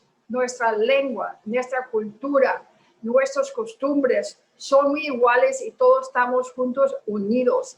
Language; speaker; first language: Spanish; early bilingual, heritage; Spanish